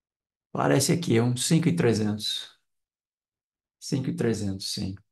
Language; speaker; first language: Portuguese; non-native, fluent; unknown